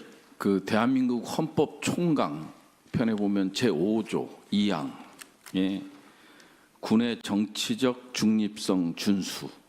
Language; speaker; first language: Korean; native; Korean